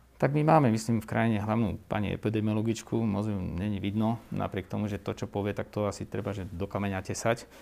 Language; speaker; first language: Slovak; native; Slovak